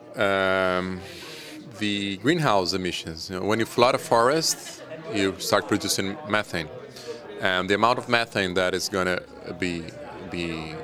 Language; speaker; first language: English; non-native, fluent; Portuguese